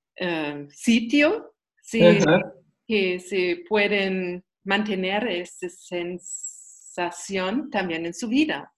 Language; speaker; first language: Spanish; non-native, learner; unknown